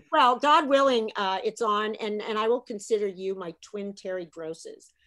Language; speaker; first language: English; native; English